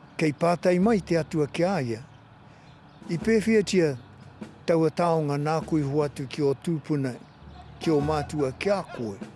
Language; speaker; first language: Māori; native; Māori